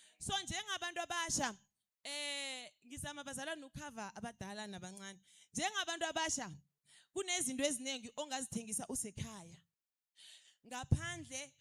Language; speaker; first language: Zulu; non-native, local second language; South Ndebele